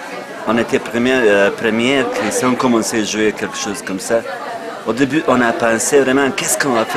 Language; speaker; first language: French; non-native, fluent; Bosnian